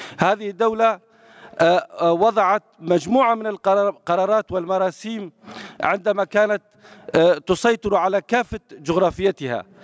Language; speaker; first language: Arabic; non-native, local second language; Kurdish